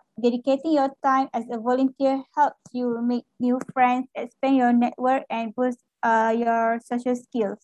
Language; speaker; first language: English; non-native, local second language; Malay